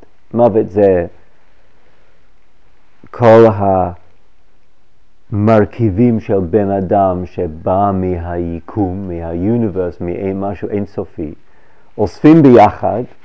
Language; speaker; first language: Hebrew; non-native, fluent; English